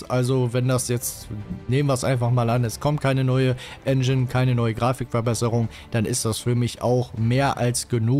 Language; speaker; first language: German; native; German